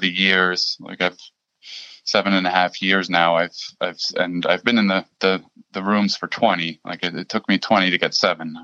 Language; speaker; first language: English; early bilingual, other home language; German